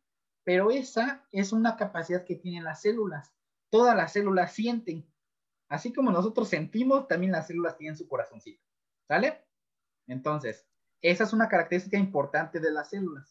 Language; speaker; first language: Spanish; native; Spanish